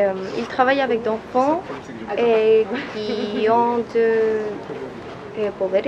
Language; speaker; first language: French; non-native, learner; Spanish